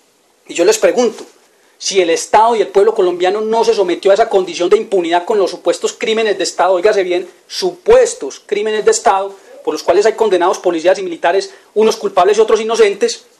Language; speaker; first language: Spanish; native; Spanish